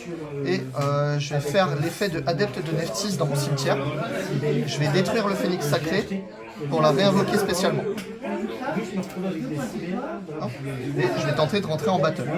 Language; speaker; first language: French; native; French